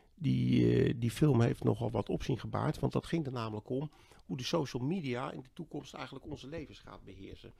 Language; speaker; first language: Dutch; native; Dutch